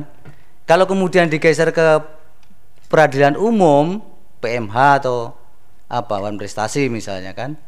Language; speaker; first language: Indonesian; native; Indonesian